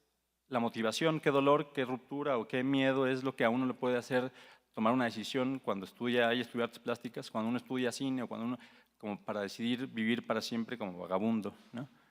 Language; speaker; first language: Spanish; native; Spanish